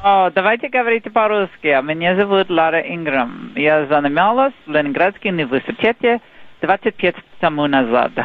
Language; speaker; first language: Russian; non-native, learner; English